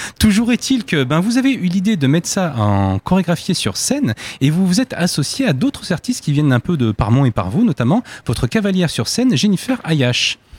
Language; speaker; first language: French; native; French